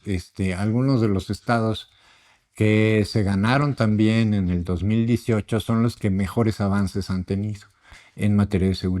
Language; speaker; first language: Spanish; native; Spanish